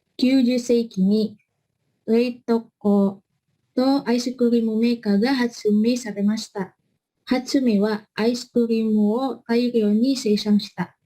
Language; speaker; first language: Japanese; non-native, learner; Indonesian